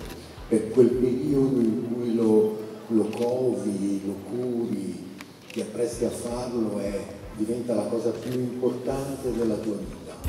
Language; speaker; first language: Italian; native; Italian